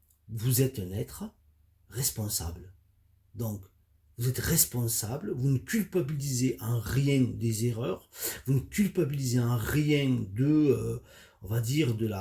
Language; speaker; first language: French; native; French